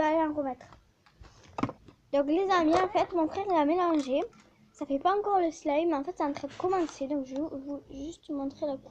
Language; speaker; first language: French; native; French